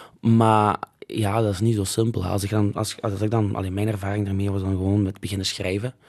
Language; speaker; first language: Dutch; native; Dutch